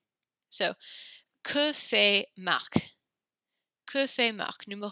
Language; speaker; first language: French; non-native, fluent; English